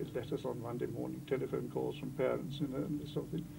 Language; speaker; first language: English; native; English